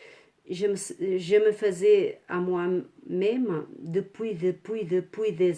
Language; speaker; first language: French; non-native, fluent; Portuguese